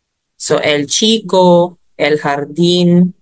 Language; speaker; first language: Spanish; non-native, learner; Filipino